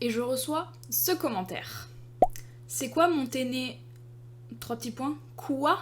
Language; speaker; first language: French; native; French